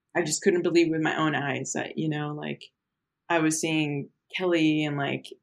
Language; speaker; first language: English; early bilingual, other home language; Portuguese